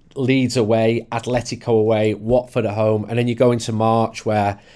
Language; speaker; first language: English; native; English